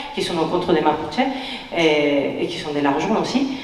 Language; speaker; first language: French; non-native, fluent; Spanish